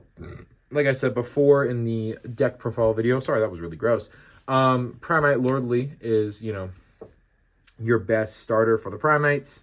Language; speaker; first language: English; native; English